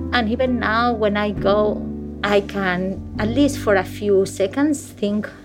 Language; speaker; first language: English; non-native, fluent; Spanish